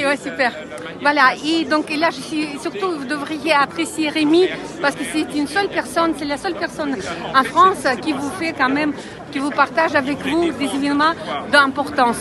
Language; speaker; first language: French; non-native, fluent; Russian